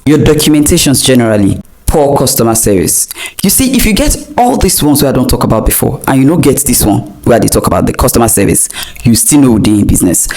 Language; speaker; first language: Nigerian Pidgin; non-native, local second language; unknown